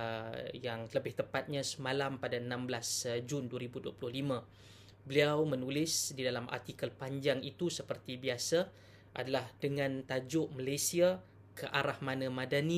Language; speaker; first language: Malay; native; Malay